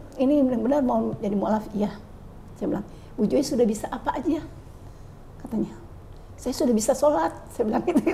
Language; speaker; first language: Indonesian; native; Indonesian